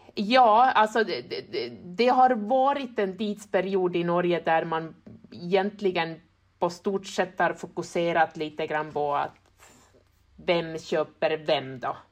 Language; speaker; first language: Swedish; non-native, fluent; Estonian